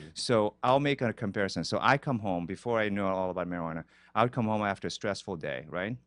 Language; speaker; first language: English; non-native, fluent; Korean